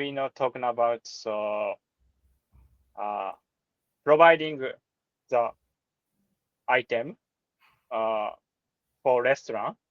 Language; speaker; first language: English; non-native, learner; Japanese